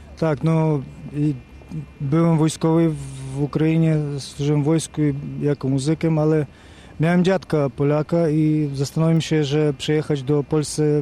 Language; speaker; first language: Polish; non-native, fluent; Ukrainian